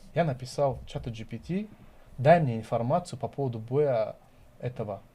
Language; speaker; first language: Russian; non-native, local second language; Tajik